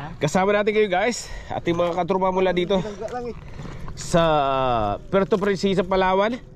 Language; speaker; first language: Filipino; non-native, local second language; Iloko